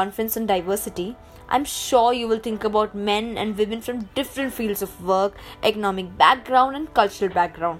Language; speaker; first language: English; non-native, local second language; Hindi